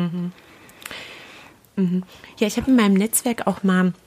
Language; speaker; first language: German; native; German